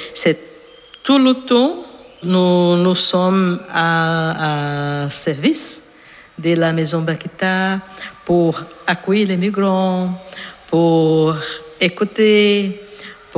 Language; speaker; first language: French; non-native, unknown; Portuguese